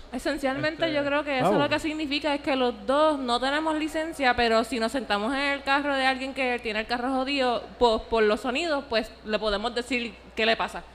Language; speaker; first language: Spanish; native; Spanish